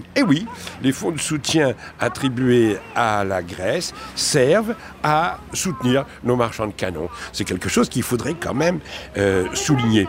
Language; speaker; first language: French; native; French